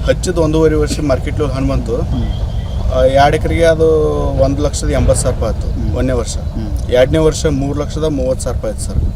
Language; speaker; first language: Kannada; native; Kannada